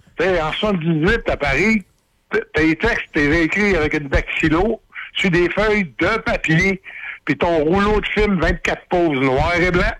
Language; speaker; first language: French; native; French